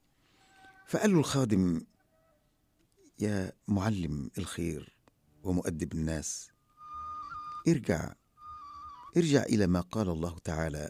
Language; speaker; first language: Arabic; native; Arabic